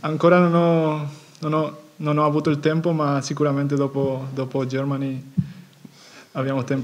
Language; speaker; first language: Italian; non-native, fluent; Spanish